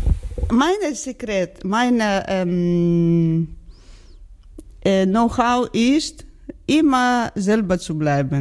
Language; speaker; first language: German; non-native, learner; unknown